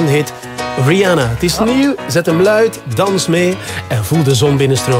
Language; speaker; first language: Dutch; native; Dutch